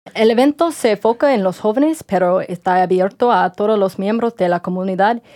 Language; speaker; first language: Spanish; non-native, learner; English